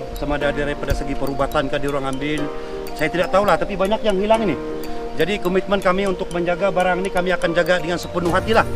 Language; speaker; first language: Malay; non-native, local second language; Central Dusun